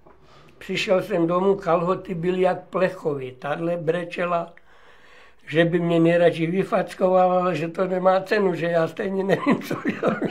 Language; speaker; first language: Czech; early bilingual, heritage; Czech